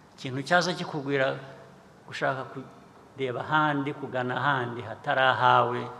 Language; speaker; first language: Kinyarwanda; early bilingual, heritage; Kinyarwanda